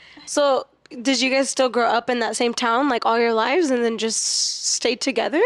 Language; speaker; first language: English; early bilingual, other home language; Spanish